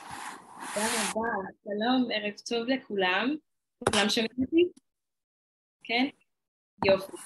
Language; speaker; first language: Hebrew; non-native, fluent; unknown